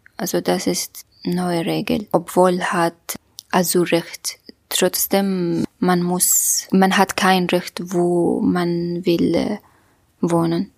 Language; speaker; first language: German; non-native, learner; Kurdish